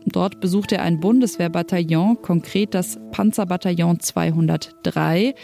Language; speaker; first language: German; native; German